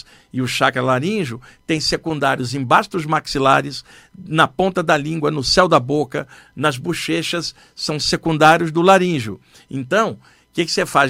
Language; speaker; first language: Portuguese; native; Portuguese